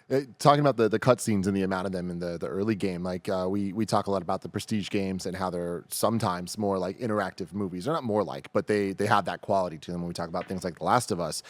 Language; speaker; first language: English; native; English